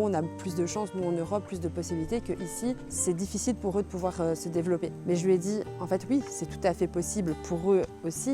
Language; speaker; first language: French; native; French